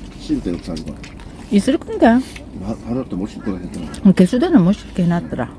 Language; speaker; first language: Korean; native; Korean